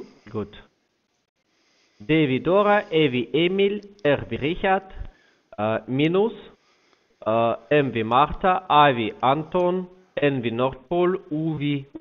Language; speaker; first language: German; non-native, fluent; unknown